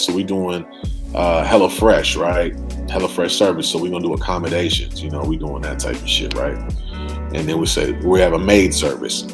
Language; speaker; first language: English; native; English